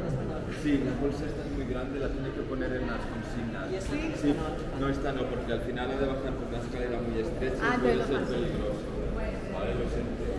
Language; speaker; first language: Spanish; non-native, local second language; Catalan